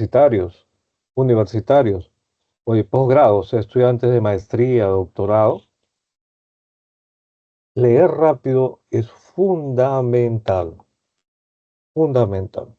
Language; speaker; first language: Spanish; native; Spanish